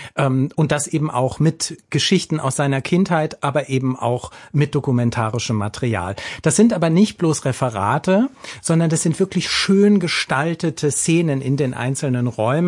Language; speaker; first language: German; native; German